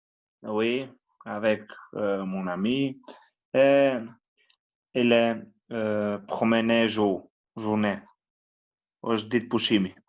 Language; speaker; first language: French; non-native, learner; Albanian